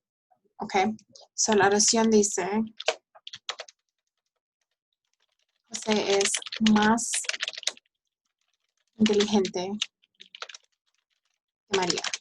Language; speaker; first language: Spanish; early bilingual, heritage; Spanish